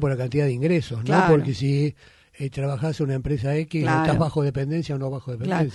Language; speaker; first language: Spanish; native; Spanish